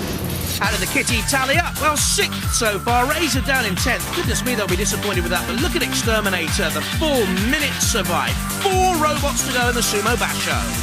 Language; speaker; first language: English; native; English